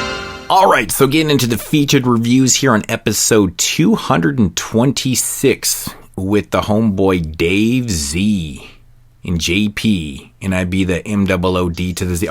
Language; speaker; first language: English; native; English